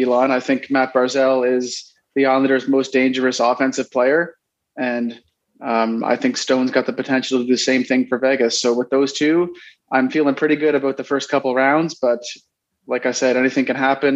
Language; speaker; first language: English; native; English